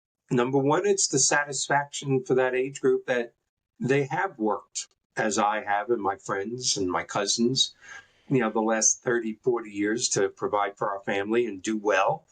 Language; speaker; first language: English; native; English